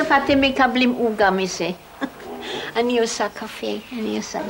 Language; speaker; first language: Hebrew; non-native, fluent; German